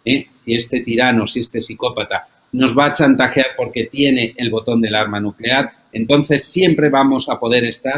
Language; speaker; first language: Spanish; native; Spanish